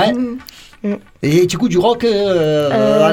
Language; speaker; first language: French; native; French